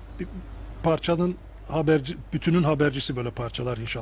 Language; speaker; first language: Turkish; native; Turkish